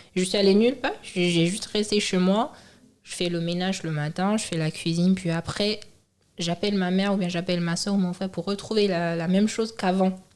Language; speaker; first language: French; non-native, fluent; Chinese